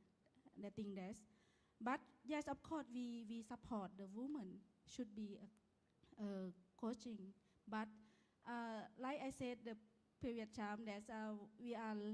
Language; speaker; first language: English; non-native, learner; Lao